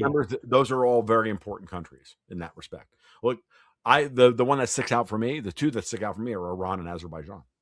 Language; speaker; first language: English; native; English